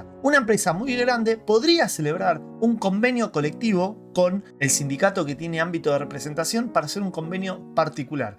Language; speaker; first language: Spanish; native; Spanish